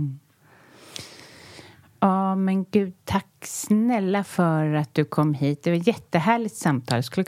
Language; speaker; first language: Swedish; native; Swedish